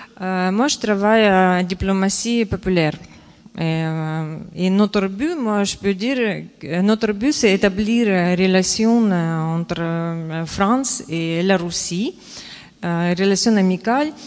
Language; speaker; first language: French; non-native, learner; Russian